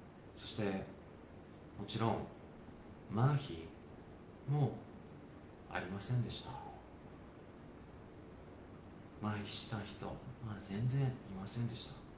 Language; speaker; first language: Japanese; non-native, fluent; English